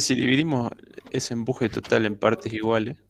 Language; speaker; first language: Spanish; native; Spanish